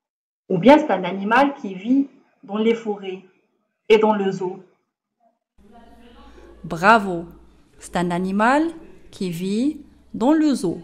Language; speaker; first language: French; non-native, local second language; Arabic